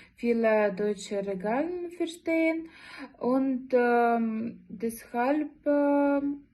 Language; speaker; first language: German; non-native, learner; Ukrainian